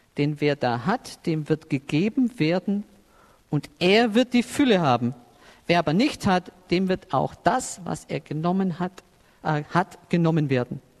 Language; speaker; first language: German; native; German